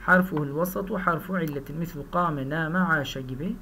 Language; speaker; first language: Arabic; non-native, fluent; Turkish